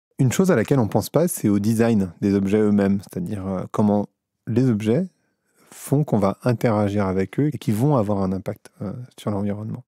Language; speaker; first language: French; native; French